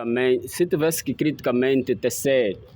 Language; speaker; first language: Portuguese; native; Portuguese